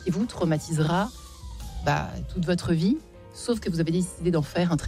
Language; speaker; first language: French; native; French